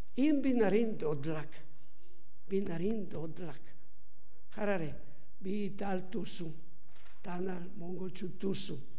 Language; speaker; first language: Mongolian; non-native, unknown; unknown